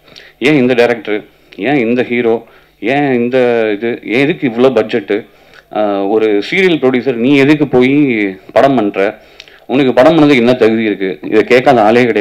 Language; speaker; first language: Tamil; native; Tamil